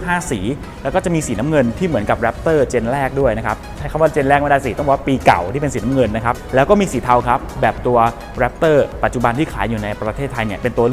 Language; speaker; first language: Thai; native; Thai